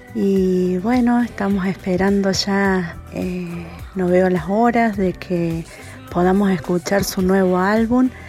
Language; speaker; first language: Spanish; native; Spanish